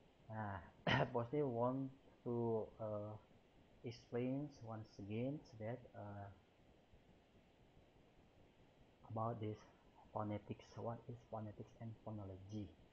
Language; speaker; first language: English; non-native, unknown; Indonesian